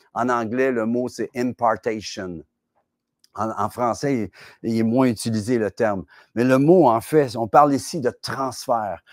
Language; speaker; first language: French; native; French